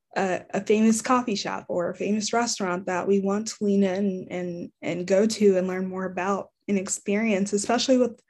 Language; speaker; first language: English; early bilingual, other home language; Haitian Creole